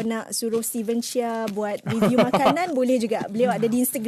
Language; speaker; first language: Malay; native; Malay